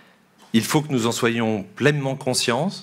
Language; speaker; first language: French; native; French